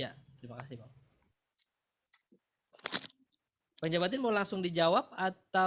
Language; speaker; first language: Indonesian; native; Indonesian